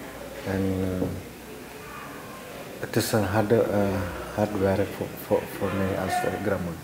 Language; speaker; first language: Dutch; non-native, local second language; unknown